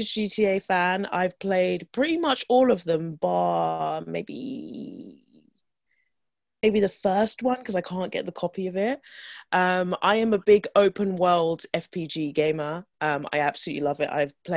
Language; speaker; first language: English; native; English